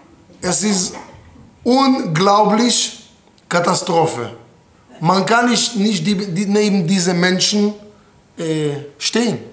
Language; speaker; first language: German; non-native, fluent; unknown